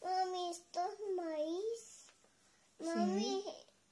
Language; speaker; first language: Spanish; early bilingual, other home language; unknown